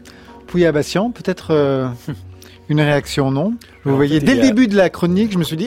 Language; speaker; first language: French; native; French